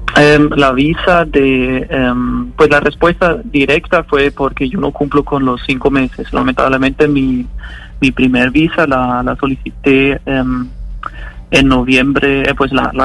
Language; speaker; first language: Spanish; non-native, fluent; German